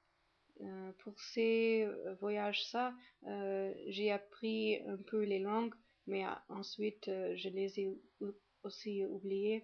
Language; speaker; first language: French; non-native, fluent; German